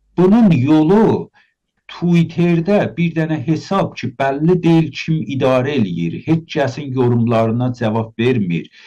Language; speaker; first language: Azerbaijani; native; Azerbaijani